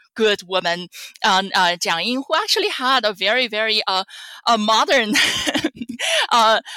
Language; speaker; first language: English; non-native, fluent; Chinese